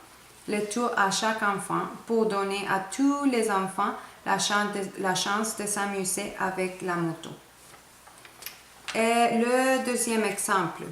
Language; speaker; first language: French; non-native, fluent; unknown